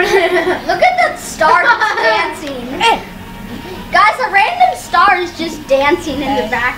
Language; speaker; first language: English; native; English